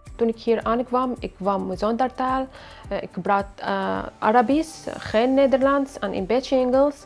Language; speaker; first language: Dutch; non-native, learner; Arabic